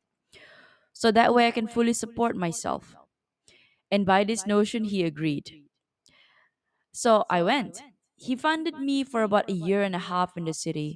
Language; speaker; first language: English; non-native, local second language; Malay